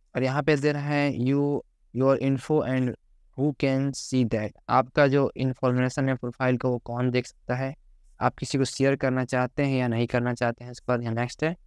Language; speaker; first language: Hindi; native; Hindi